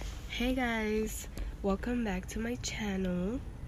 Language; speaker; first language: English; early bilingual, other home language; Spanish